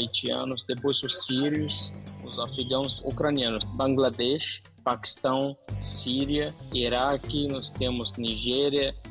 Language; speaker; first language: Portuguese; non-native, fluent; Arabic